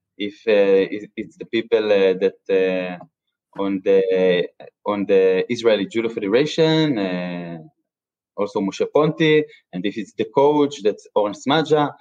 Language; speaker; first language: English; non-native, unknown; Hebrew